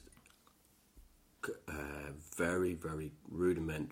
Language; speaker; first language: English; native; English